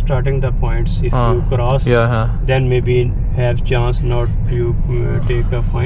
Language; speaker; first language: English; non-native, learner; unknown